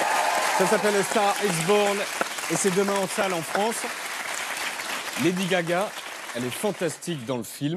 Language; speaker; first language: French; native; French